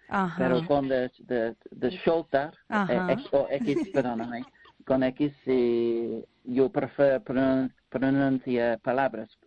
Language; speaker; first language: Spanish; non-native, learner; English